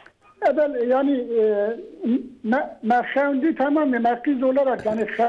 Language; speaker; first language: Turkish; non-native, local second language; Kurdish